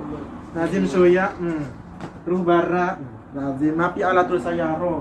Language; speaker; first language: Arabic; non-native, learner; Indonesian